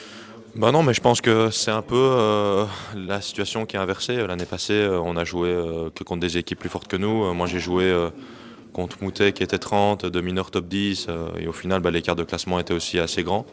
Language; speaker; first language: French; native; French